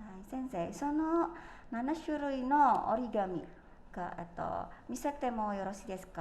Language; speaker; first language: Japanese; non-native, fluent; Indonesian